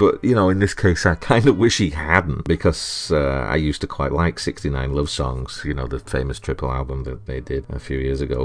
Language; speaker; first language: English; native; English